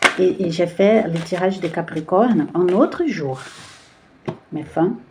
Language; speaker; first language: French; non-native, fluent; Portuguese